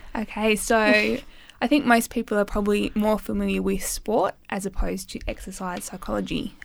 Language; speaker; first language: English; native; English